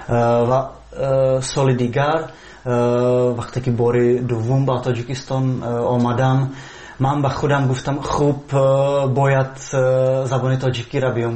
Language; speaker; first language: Persian; non-native, learner; Czech